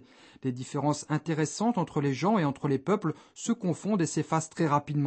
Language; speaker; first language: French; native; French